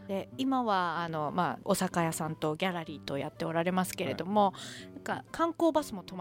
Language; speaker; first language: Japanese; native; Japanese